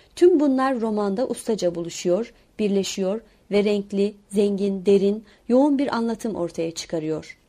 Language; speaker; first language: Turkish; non-native, local second language; Kurdish